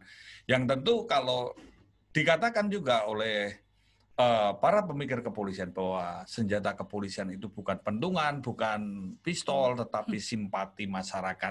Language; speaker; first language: Indonesian; native; Indonesian